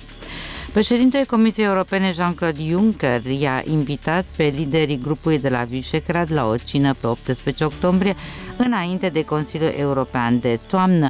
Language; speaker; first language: Romanian; native; Romanian